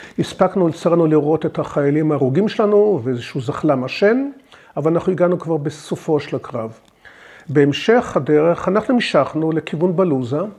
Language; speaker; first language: Hebrew; early bilingual, other home language; English